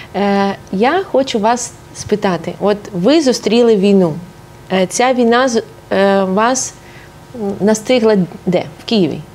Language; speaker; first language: Ukrainian; non-native, local second language; Russian